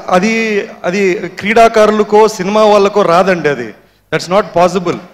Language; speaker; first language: Telugu; native; Telugu